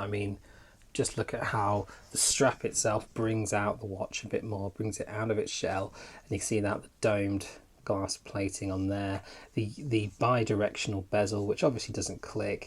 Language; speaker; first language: English; native; English